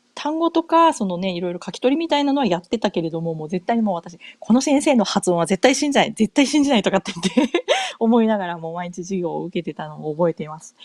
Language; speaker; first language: Japanese; native; Japanese